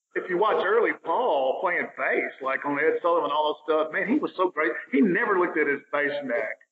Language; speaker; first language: English; native; English